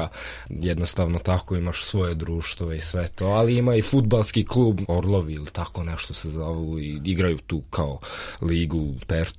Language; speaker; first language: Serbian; early bilingual, heritage; Serbian